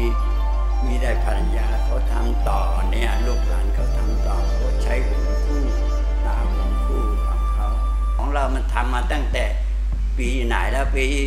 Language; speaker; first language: Thai; non-native, local second language; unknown